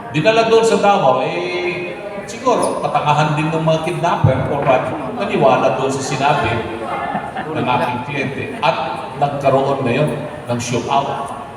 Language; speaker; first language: Filipino; native; Filipino